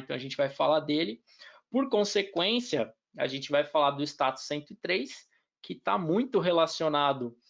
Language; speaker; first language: Portuguese; native; Portuguese